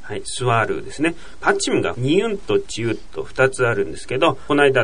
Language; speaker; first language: Japanese; native; Japanese